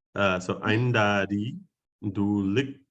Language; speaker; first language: Vietnamese; non-native, learner; English